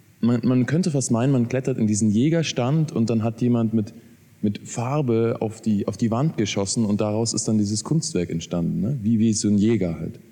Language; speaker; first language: German; native; German